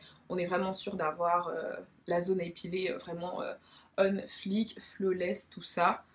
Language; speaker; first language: French; native; French